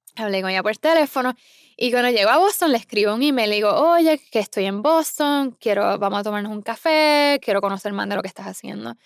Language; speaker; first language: Spanish; native; Spanish